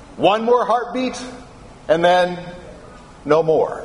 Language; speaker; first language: English; native; English